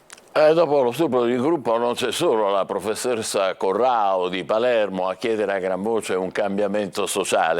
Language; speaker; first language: Italian; native; Italian